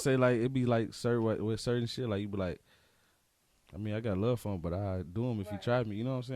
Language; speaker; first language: English; native; English